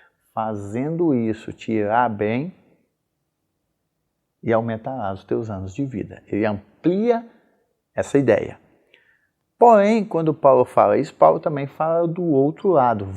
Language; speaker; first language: Portuguese; native; Portuguese